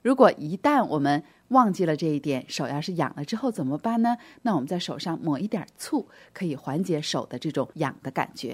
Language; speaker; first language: Chinese; native; Chinese